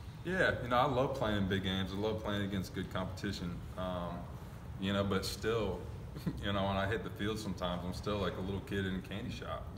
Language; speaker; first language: English; native; English